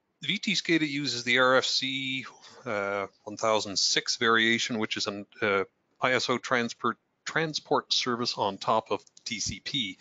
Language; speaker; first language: English; native; English